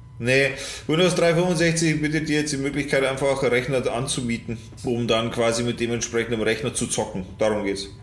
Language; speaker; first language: German; early bilingual, other home language; Polish